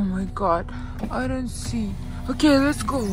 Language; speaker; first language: English; non-native, learner; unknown